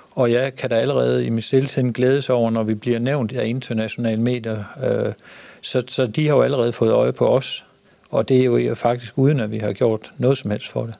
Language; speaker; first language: Danish; native; Danish